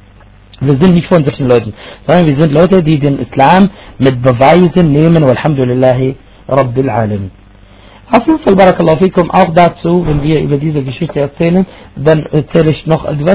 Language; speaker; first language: German; non-native, fluent; Arabic